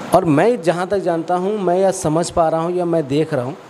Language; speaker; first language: Hindi; non-native, local second language; Bhojpuri